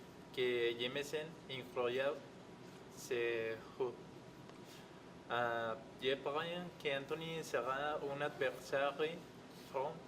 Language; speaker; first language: French; non-native, learner; Spanish